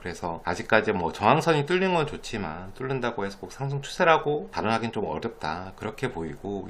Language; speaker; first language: Korean; native; Korean